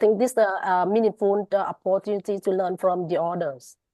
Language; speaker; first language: English; non-native, fluent; Vietnamese